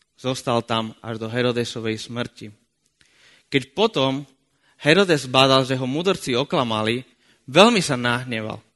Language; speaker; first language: Slovak; non-native, fluent; Spanish